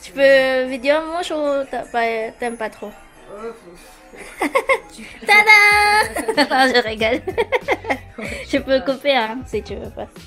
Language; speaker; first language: French; non-native, learner; Filipino